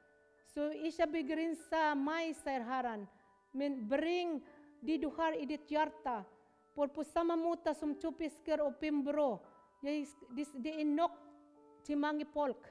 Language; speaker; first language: Norwegian; non-native, fluent; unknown